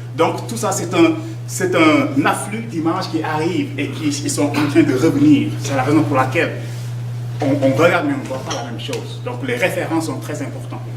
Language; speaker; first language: French; non-native, local second language; Wolof